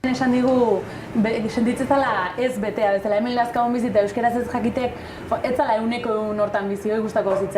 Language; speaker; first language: Basque; native; Basque